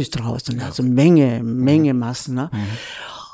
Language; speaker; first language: German; non-native, fluent; Korean